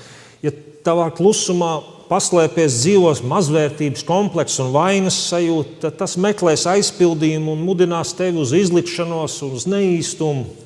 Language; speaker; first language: Latvian; native; Latvian